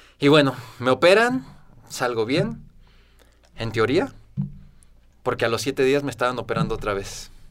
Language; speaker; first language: Spanish; native; Spanish